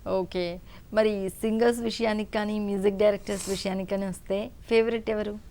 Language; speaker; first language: Telugu; native; Telugu